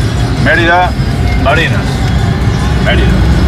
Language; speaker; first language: Japanese; native; Japanese